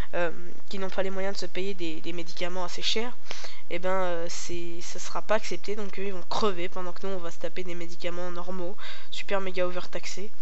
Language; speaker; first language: French; native; French